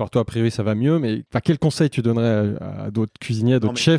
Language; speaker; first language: French; native; French